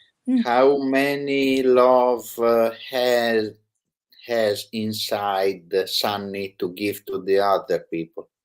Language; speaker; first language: English; non-native, learner; Italian